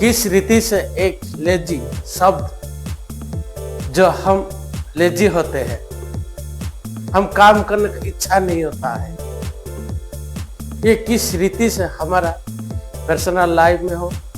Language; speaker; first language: Hindi; non-native, local second language; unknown